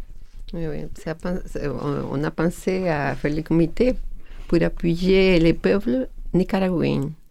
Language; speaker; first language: French; non-native, learner; Spanish